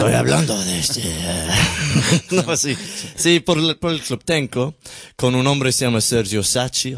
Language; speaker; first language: Spanish; non-native, learner; English